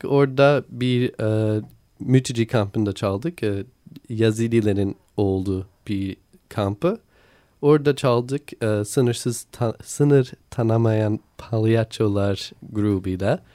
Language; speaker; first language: Turkish; non-native, learner; English